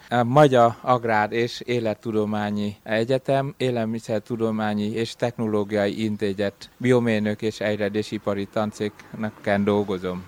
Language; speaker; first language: Hungarian; non-native, fluent; Vietnamese